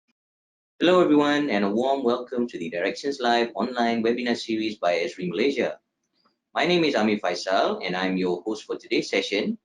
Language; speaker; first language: English; non-native, local second language; Malay